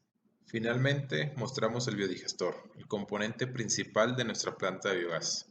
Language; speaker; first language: Spanish; native; Spanish